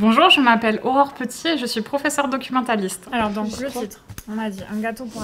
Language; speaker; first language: French; native; French